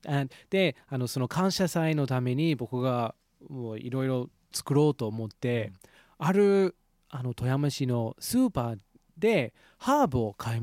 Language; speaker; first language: Japanese; non-native, fluent; English